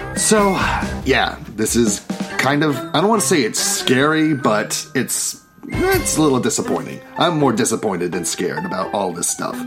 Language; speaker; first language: English; native; English